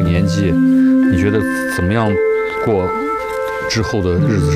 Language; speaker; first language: Chinese; native; Chinese